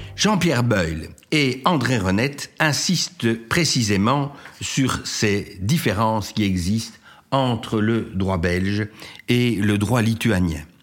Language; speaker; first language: French; native; French